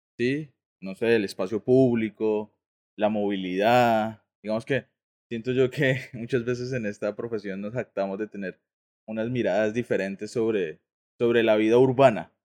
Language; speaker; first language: Spanish; native; Spanish